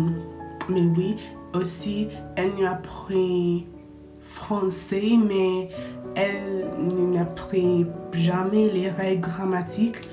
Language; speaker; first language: French; non-native, learner; English